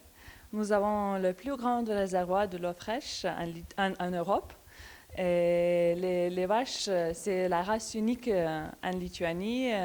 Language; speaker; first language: French; non-native, fluent; Lithuanian